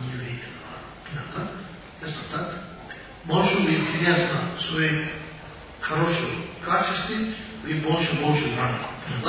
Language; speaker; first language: Russian; non-native, learner; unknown